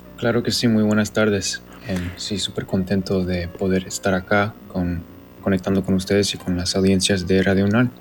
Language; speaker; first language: Spanish; non-native, fluent; English